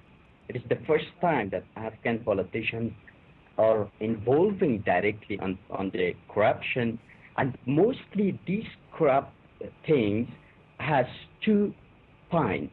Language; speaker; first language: English; non-native, fluent; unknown